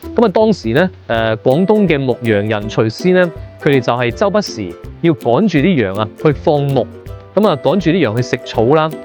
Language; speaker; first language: Cantonese; native; Cantonese